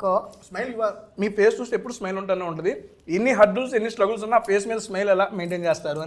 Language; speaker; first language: Telugu; native; Telugu